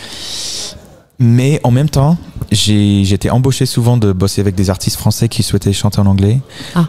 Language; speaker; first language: French; non-native, fluent; English